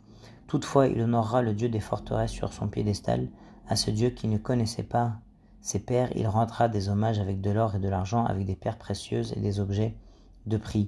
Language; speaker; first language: French; native; French